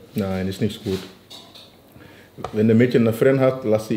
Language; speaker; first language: German; native; German